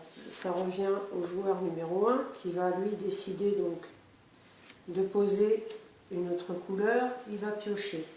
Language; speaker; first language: French; native; French